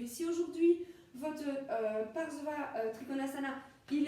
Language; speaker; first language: French; native; French